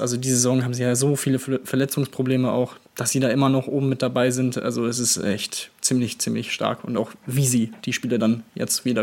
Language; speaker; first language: German; native; German